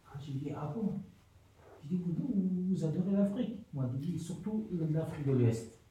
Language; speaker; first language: French; non-native, fluent; Soninke